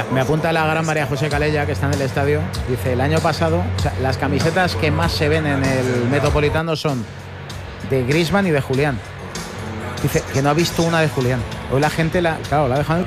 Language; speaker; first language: Spanish; native; Spanish